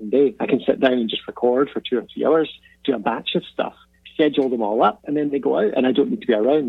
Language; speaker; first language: English; native; English